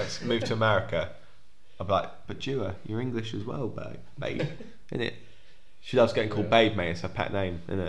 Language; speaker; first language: English; native; English